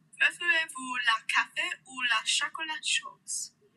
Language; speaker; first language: French; non-native, learner; English